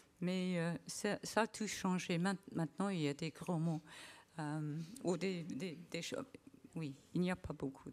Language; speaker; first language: French; non-native, learner; English